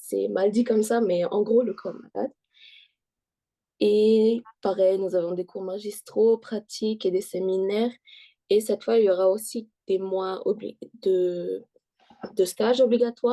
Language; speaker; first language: French; early bilingual, heritage; French